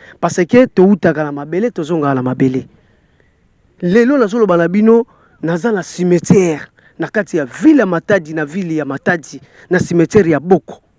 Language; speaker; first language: Lingala; non-native, local second language; Kongo